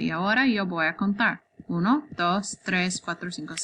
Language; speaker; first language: Spanish; non-native, learner; English